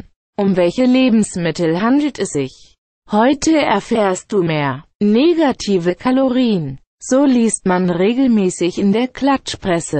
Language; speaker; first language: German; native; German